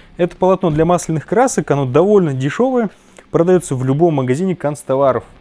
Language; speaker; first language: Russian; native; Russian